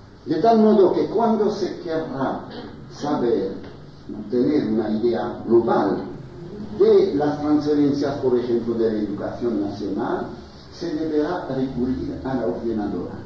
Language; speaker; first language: Spanish; non-native, fluent; French